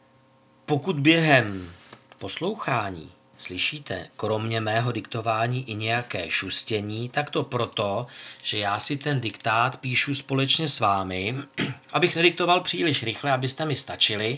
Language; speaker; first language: Czech; native; Czech